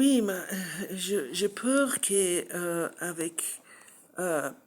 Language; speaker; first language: French; non-native, learner; English